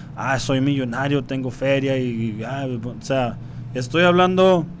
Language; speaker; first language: Spanish; early bilingual, heritage; Spanish